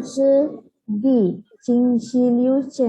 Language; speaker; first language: Chinese; non-native, learner; Malay